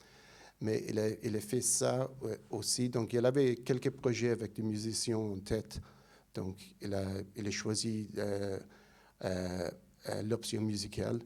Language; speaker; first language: French; non-native, fluent; English